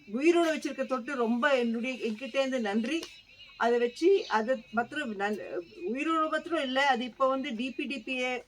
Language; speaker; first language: Tamil; early bilingual, heritage; Tamil